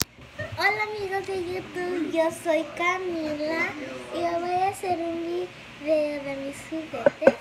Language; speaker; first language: Spanish; early bilingual, heritage; Spanish